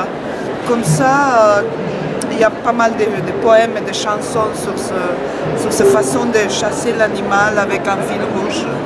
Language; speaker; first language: French; non-native, fluent; Spanish